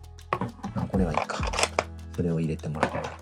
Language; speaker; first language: Japanese; native; Japanese